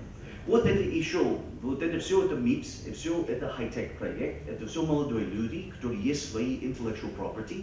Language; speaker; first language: Russian; non-native, fluent; English